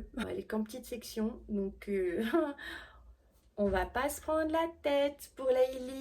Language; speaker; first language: French; native; French